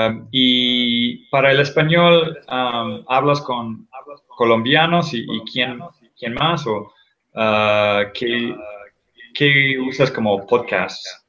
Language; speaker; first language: Spanish; non-native, fluent; English